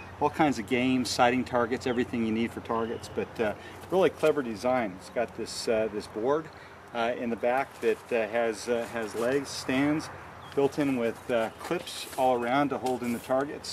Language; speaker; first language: English; native; English